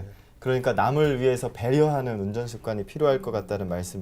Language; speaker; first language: Korean; native; Korean